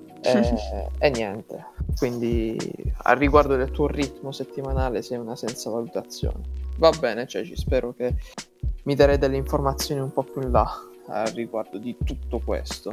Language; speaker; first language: Italian; native; Italian